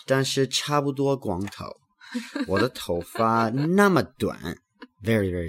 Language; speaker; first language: Chinese; non-native, learner; English